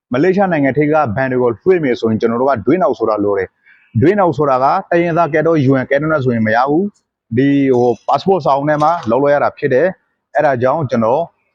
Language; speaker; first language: Burmese; non-native, local second language; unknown